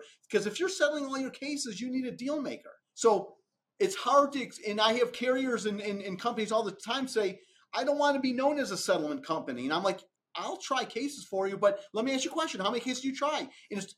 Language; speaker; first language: English; native; English